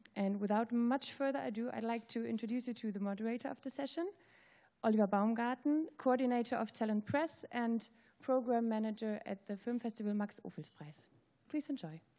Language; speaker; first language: English; native; English